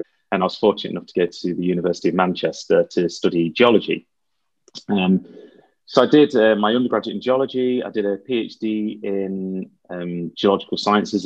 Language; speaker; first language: English; native; English